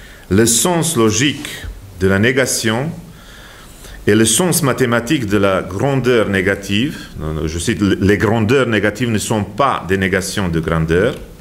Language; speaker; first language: French; non-native, fluent; Serbian